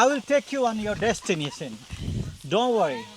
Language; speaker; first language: English; non-native, learner; Nepali